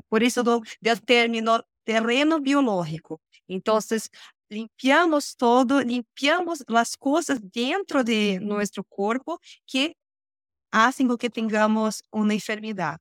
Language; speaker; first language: Spanish; non-native, learner; Portuguese